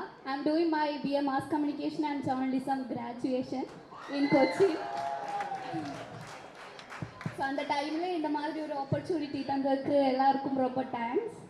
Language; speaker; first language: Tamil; non-native, fluent; Malayalam